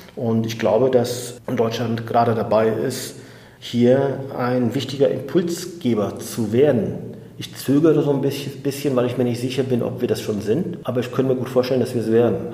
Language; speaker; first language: German; native; German